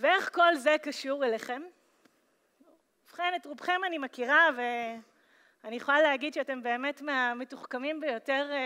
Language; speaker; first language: Hebrew; native; Hebrew